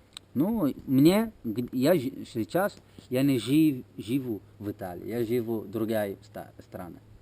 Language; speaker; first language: Russian; non-native, learner; Italian